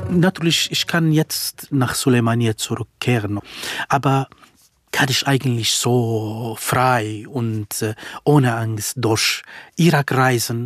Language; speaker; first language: German; non-native, fluent; Kurdish